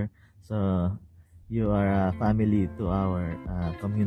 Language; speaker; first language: English; non-native, local second language; Filipino